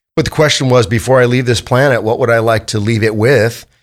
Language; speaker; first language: English; native; English